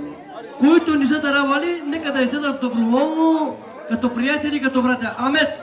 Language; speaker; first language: Bulgarian; non-native, local second language; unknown